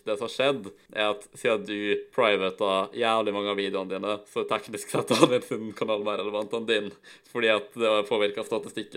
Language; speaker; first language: Norwegian; native; Norwegian